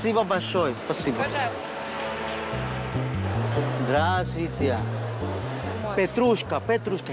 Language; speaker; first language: Russian; non-native, learner; Spanish